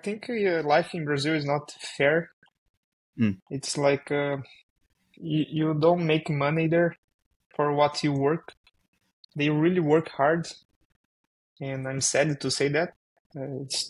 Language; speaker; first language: English; non-native, fluent; Portuguese